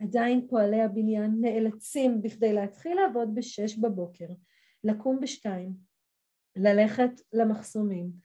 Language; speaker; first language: Hebrew; native; Hebrew